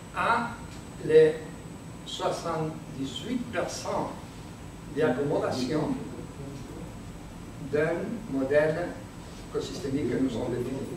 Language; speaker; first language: French; non-native, learner; Spanish